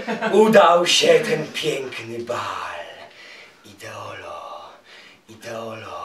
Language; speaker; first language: Polish; native; Polish